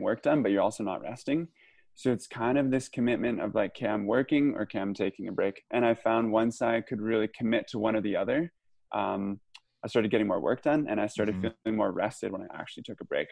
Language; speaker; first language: English; native; English